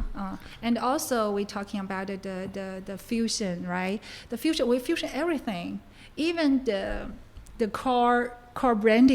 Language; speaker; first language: English; non-native, learner; Chinese